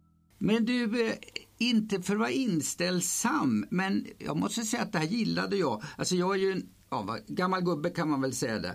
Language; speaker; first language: Swedish; native; Swedish